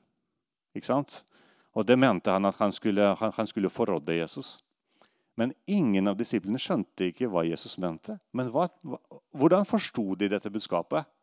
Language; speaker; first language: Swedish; non-native, fluent; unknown